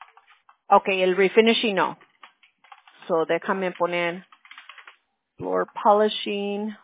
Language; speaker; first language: Spanish; early bilingual, heritage; English